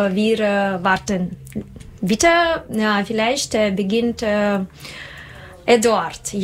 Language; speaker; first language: German; non-native, learner; Russian